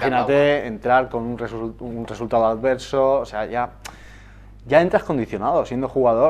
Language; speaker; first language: Spanish; native; Spanish